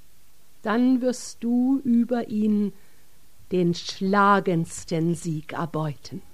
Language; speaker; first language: German; native; German